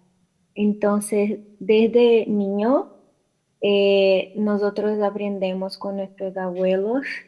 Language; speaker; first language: Spanish; non-native, learner; Portuguese